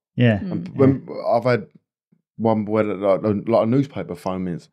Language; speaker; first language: English; native; English